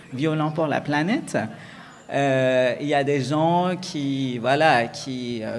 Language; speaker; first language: French; non-native, fluent; Persian